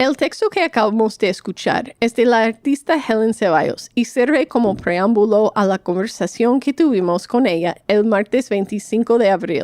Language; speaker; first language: Spanish; non-native, fluent; English